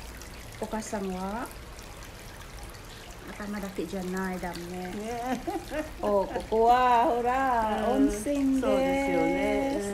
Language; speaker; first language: Japanese; non-native, learner; Cebuano